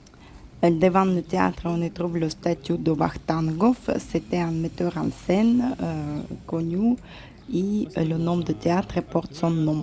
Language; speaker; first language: French; non-native, fluent; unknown